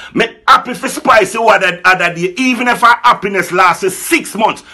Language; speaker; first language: English; non-native, local second language; Jamaican Creole English